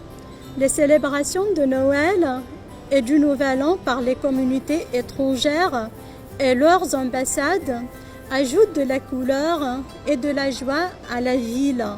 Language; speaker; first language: French; non-native, local second language; Arabic